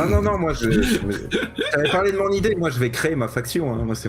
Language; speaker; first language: French; native; French